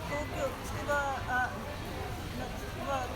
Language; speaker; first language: Japanese; native; Japanese